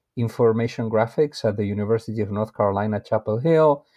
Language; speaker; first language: English; non-native, fluent; Spanish